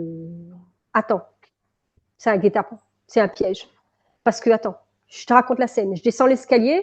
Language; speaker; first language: French; native; French